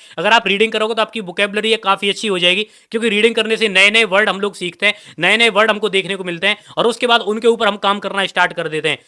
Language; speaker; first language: Hindi; native; Hindi